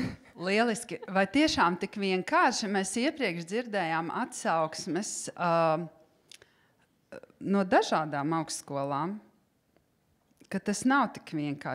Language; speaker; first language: Latvian; native; Latvian